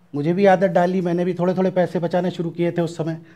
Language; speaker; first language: Hindi; native; Hindi